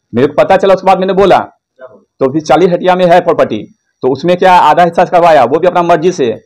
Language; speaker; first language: Hindi; native; Hindi